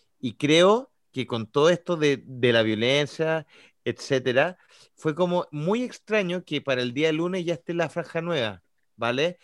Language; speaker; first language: Spanish; native; Spanish